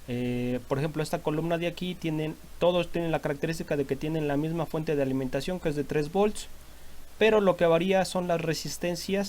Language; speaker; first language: Spanish; native; Spanish